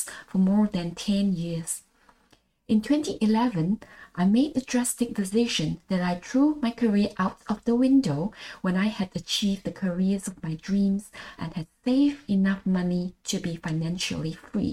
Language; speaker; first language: English; non-native, local second language; Malay